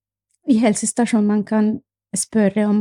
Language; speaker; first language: Norwegian; non-native, fluent; Spanish